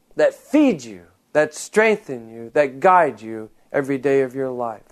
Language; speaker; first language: English; native; English